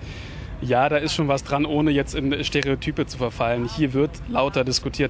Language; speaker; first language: German; native; German